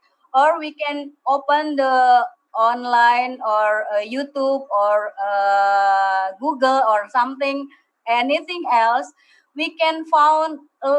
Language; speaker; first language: English; non-native, learner; Indonesian